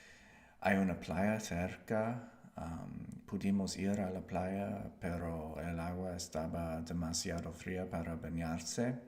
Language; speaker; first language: Spanish; non-native, learner; English